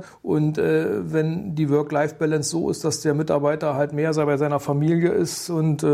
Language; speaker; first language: German; native; German